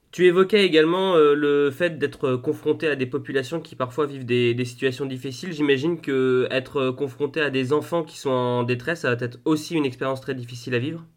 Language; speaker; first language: French; native; French